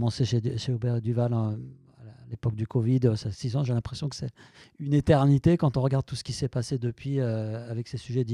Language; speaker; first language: French; native; French